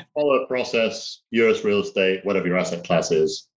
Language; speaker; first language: English; native; English